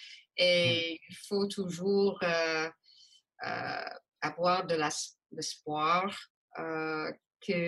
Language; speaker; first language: French; non-native, local second language; English